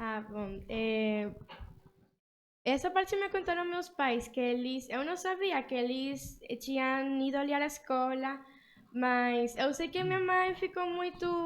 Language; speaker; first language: Portuguese; early bilingual, other home language; Spanish